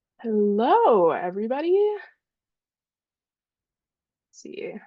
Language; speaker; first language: English; native; English